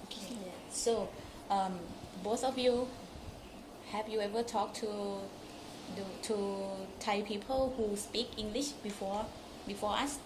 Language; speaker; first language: English; non-native, local second language; Thai